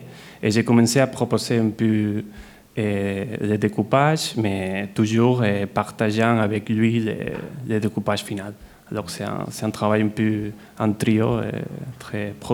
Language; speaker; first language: French; non-native, fluent; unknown